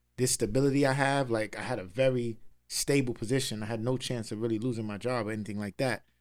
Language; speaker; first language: English; native; English